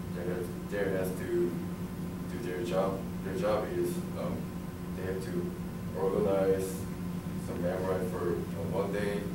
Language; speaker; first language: English; non-native, learner; Korean